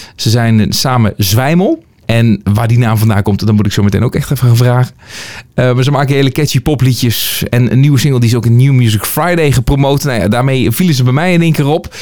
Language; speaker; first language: Dutch; native; Dutch